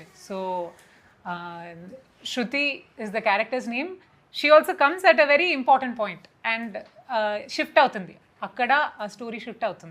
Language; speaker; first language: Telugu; non-native, fluent; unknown